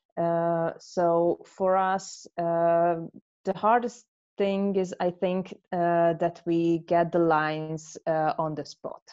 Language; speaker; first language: English; non-native, fluent; Hungarian